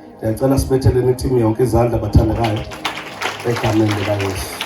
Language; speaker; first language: Zulu; non-native, local second language; Xhosa